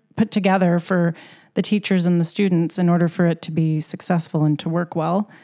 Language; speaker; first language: English; native; English